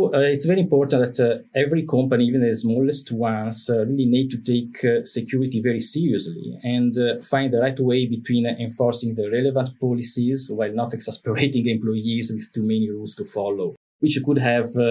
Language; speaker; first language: English; non-native, fluent; Italian